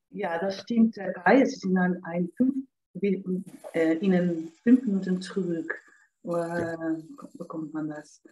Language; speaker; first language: German; non-native, learner; Dutch